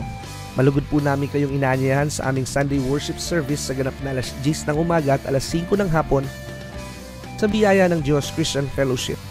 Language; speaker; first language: Filipino; native; Filipino